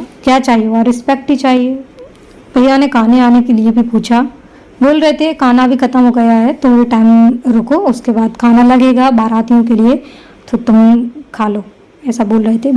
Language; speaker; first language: Hindi; native; Hindi